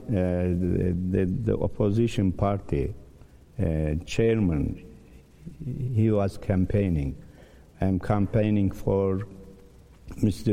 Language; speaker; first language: English; non-native, learner; Turkish